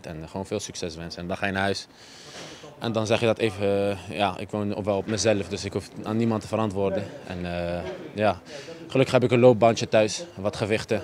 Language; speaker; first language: Dutch; native; Dutch